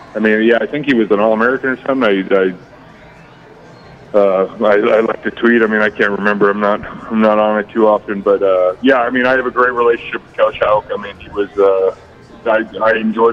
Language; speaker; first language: English; native; English